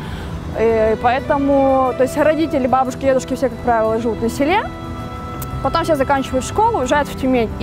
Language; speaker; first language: Russian; native; Russian